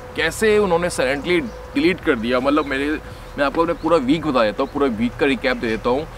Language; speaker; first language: Hindi; native; Hindi